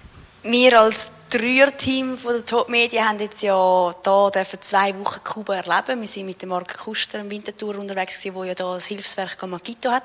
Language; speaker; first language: German; native; German